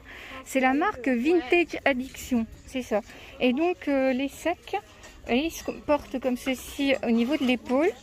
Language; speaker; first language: French; native; French